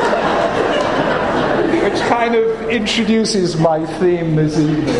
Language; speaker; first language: English; native; English